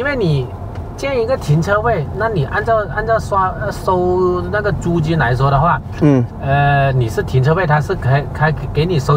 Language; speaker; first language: Chinese; native; Chinese